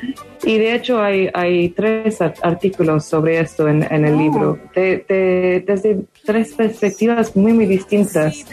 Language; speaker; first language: Spanish; non-native, fluent; English